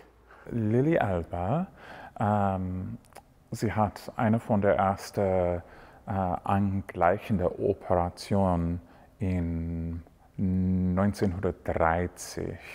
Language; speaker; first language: German; non-native, learner; English